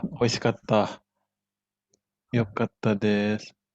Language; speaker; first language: Japanese; non-native, fluent; Indonesian